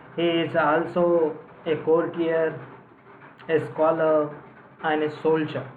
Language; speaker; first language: English; non-native, local second language; Marathi